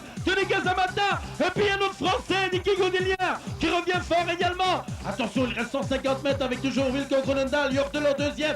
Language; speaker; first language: French; native; French